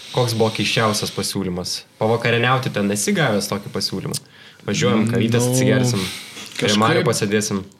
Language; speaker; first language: Lithuanian; native; Lithuanian